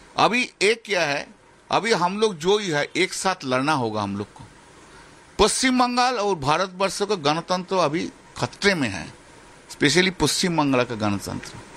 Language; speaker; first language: Hindi; non-native, local second language; Bangla